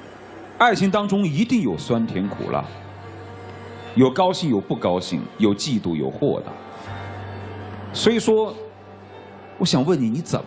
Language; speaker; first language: Chinese; native; Chinese